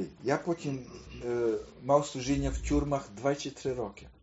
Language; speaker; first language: Ukrainian; early bilingual, heritage; Ukrainian